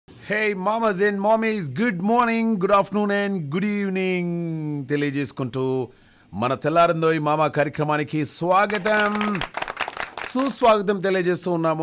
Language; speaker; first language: Telugu; native; Telugu